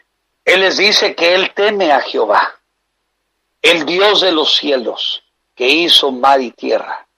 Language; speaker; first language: Spanish; native; Spanish